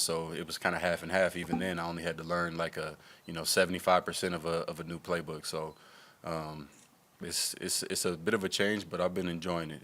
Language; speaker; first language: English; native; English